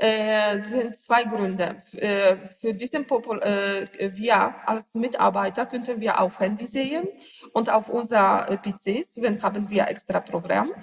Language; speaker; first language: German; non-native, learner; Polish